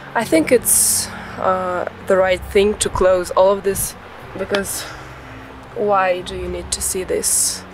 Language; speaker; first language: English; non-native, fluent; Russian